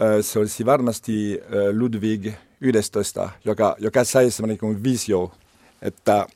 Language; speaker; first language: Finnish; non-native, learner; French